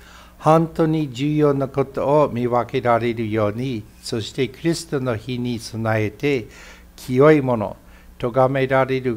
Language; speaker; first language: Japanese; non-native, fluent; English